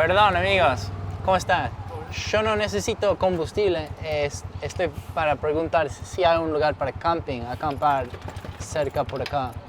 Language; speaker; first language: Spanish; non-native, learner; English